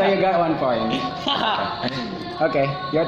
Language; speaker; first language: English; non-native, fluent; Indonesian